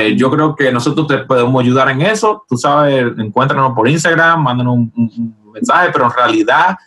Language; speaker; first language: Spanish; early bilingual, heritage; Spanish